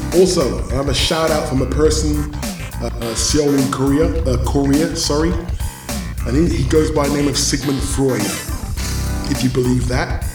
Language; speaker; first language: English; native; English